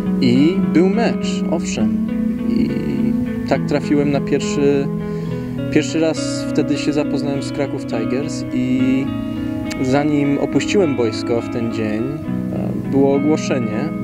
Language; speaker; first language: Polish; early bilingual, heritage; Polish